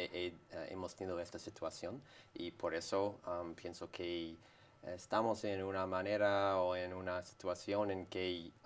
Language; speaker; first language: Spanish; non-native, fluent; English